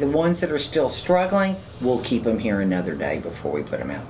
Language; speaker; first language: English; native; English